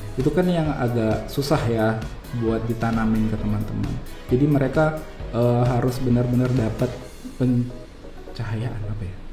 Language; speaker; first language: Indonesian; native; Indonesian